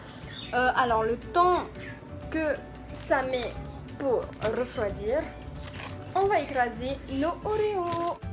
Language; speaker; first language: French; native; French